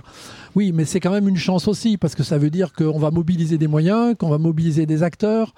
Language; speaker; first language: French; native; French